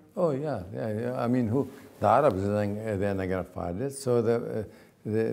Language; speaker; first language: English; non-native, fluent; Arabic